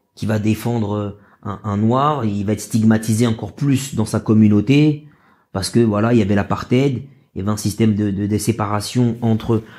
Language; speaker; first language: French; native; French